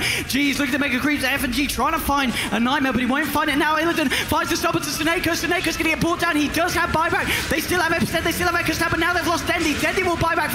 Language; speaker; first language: English; native; English